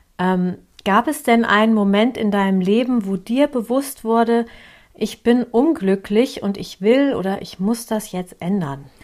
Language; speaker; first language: German; early bilingual, other home language; Turkish